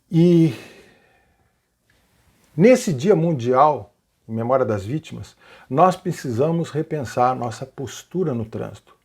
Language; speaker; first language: Portuguese; native; Portuguese